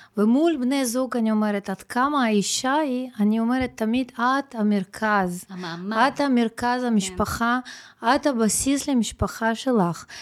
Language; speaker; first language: Hebrew; non-native, fluent; Russian